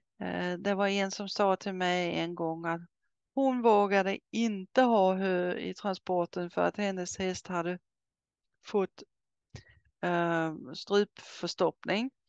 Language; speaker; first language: Swedish; native; Swedish